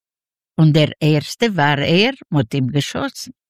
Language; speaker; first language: German; non-native, learner; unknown